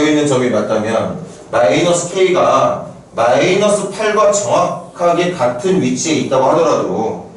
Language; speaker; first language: Korean; native; Korean